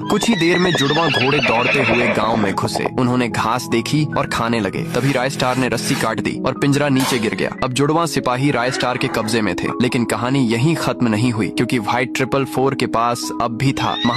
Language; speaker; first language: Hindi; native; Hindi